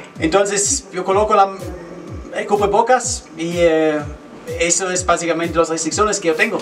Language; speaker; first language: Spanish; non-native, fluent; German